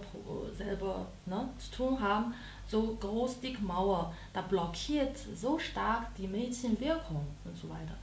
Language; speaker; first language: German; non-native, learner; Chinese